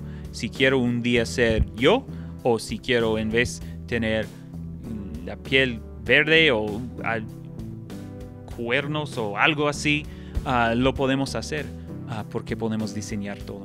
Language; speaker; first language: Spanish; non-native, fluent; English